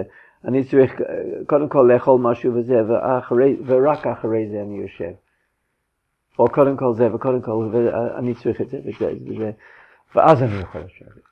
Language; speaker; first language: Hebrew; non-native, fluent; English